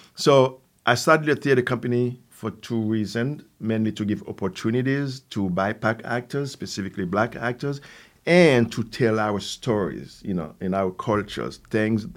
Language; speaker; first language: English; non-native, fluent; Haitian Creole